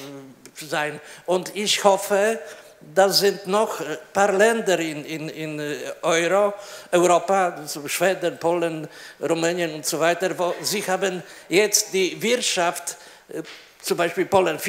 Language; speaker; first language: German; non-native, learner; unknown